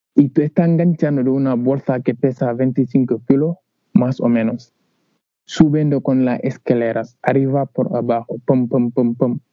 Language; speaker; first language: Spanish; non-native, learner; Wolof